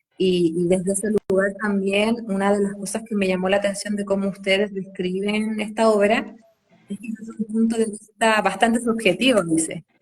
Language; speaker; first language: Spanish; native; Spanish